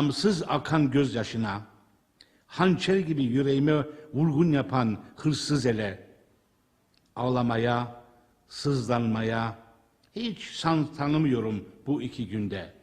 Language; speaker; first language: Turkish; native; Turkish